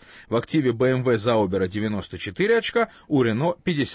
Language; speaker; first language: Russian; native; Russian